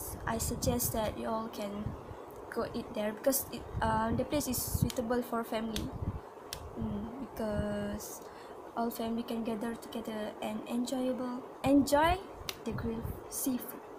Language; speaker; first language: English; non-native, learner; Malay